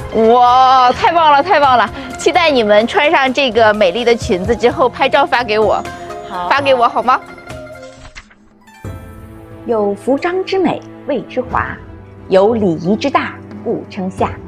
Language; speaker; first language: Chinese; native; Chinese